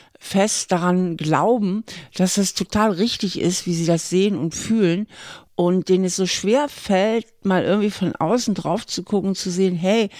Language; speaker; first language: German; native; German